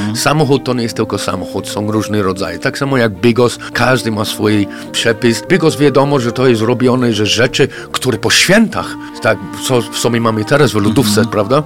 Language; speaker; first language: Polish; non-native, fluent; English